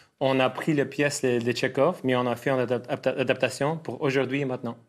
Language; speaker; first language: French; non-native, fluent; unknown